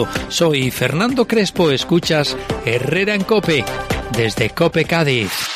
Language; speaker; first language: Spanish; native; Spanish